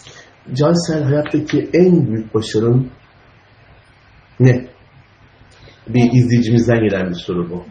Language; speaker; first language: Turkish; native; Turkish